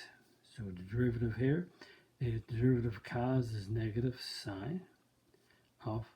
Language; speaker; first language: English; native; English